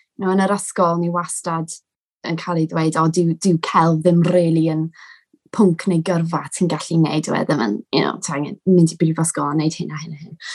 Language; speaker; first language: Welsh; non-native, local second language; English